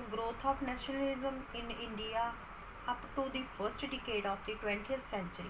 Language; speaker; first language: English; non-native, local second language; Hindi